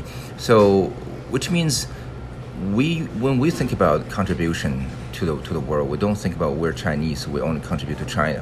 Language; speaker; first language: English; non-native, fluent; Chinese